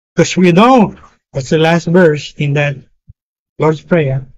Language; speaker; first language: English; non-native, local second language; Filipino